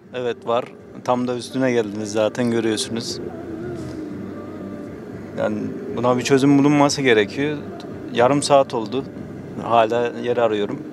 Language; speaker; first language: Turkish; native; Turkish